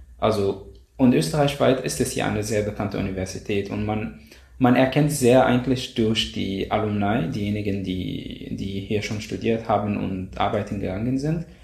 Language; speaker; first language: German; non-native, fluent; Arabic